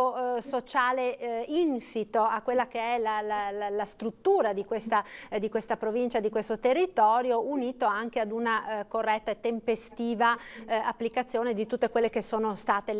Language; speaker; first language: Italian; native; Italian